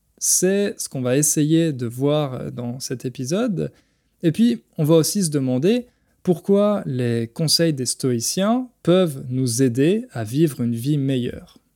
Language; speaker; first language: French; native; French